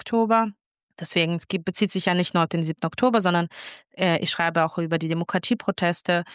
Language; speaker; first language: German; early bilingual, other home language; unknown